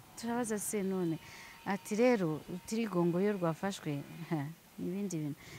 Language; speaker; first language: Kinyarwanda; early bilingual, heritage; Swahili